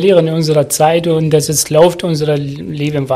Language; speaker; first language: German; non-native, learner; Arabic